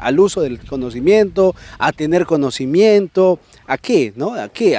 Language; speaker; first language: Spanish; native; Spanish